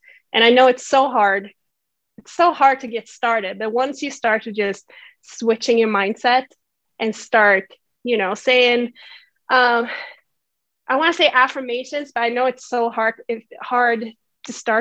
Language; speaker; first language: English; non-native, fluent; Swedish